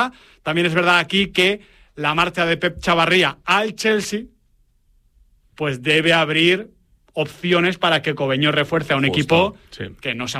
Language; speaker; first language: Spanish; native; Spanish